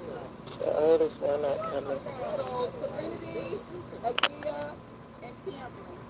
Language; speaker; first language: English; native; English